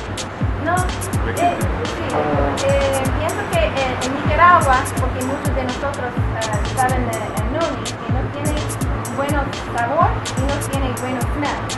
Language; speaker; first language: Spanish; early bilingual, heritage; English